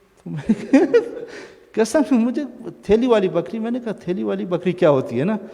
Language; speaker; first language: Urdu; non-native, local second language; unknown